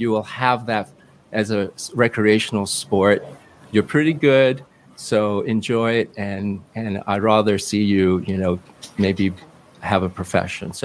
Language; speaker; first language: English; early bilingual, other home language; Cantonese